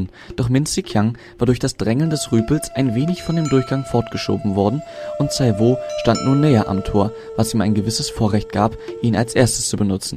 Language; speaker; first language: German; native; German